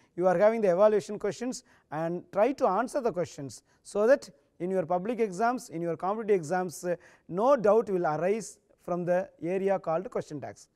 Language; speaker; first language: English; non-native, local second language; Tamil